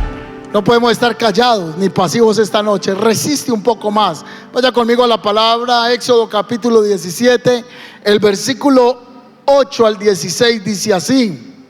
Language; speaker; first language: Spanish; native; Spanish